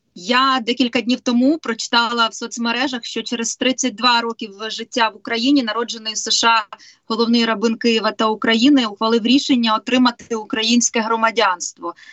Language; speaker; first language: Ukrainian; native; Ukrainian